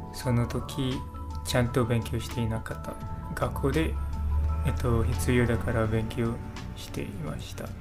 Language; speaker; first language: Japanese; non-native, learner; English